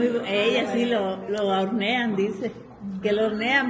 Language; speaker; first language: Spanish; native; Spanish